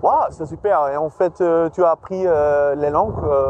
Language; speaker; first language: French; non-native, learner; Dutch